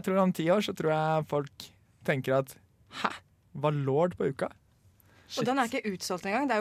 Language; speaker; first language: Norwegian; native; Norwegian